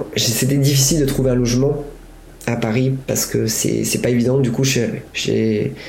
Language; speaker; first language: French; native; French